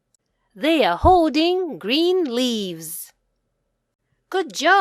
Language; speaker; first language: English; non-native, fluent; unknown